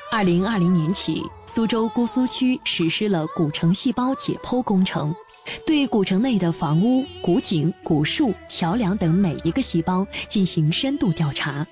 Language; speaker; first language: Chinese; native; Chinese